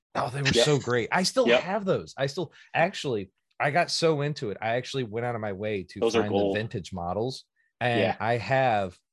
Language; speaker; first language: English; native; English